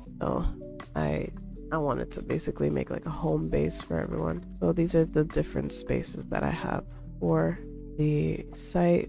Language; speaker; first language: English; native; English